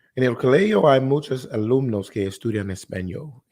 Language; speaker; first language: Spanish; non-native, learner; English